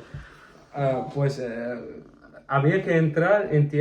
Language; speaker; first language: Spanish; non-native, fluent; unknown